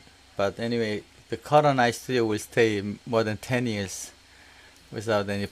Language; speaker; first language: English; non-native, learner; Korean